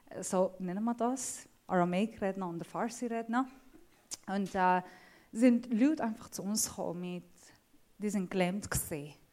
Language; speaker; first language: German; non-native, fluent; Assyrian Neo-Aramaic